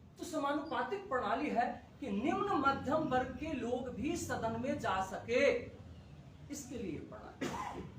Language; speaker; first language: Hindi; non-native, local second language; Maithili